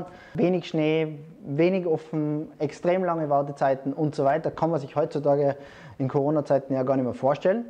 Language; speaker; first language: German; native; German